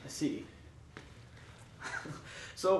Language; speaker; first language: English; native; English